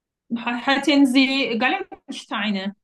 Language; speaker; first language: German; non-native, fluent; Turkish